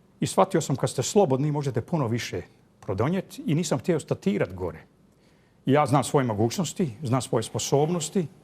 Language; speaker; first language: Bosnian; early bilingual, heritage; Croatian